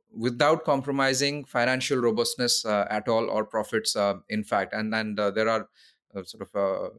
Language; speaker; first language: English; non-native, local second language; Odia